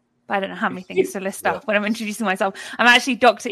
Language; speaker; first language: English; native; English